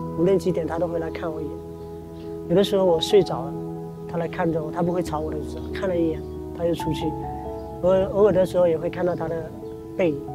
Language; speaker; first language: Chinese; early bilingual, heritage; Chinese